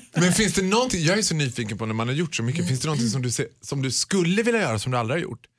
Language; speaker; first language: Swedish; native; Swedish